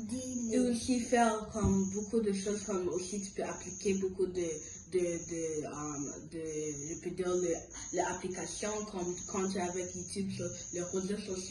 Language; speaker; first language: French; early bilingual, other home language; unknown